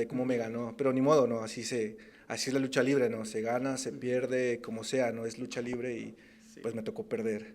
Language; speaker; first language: Spanish; native; Spanish